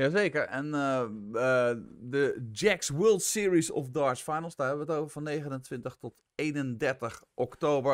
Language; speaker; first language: Dutch; native; Dutch